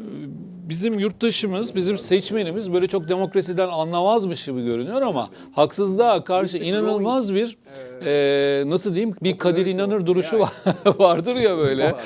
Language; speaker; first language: Turkish; native; Turkish